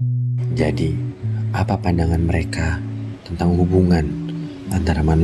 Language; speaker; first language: Indonesian; native; Indonesian